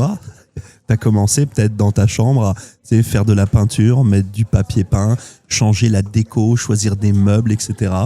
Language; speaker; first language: French; native; French